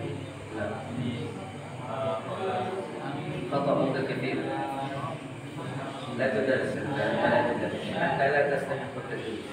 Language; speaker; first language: Arabic; non-native, fluent; Indonesian